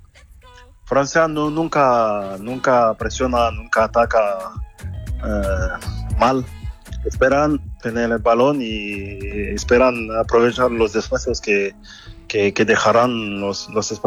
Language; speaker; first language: Spanish; non-native, fluent; French